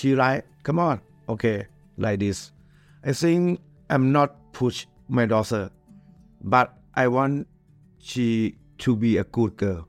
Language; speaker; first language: English; non-native, learner; Thai